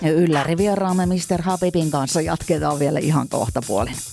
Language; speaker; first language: Finnish; native; Finnish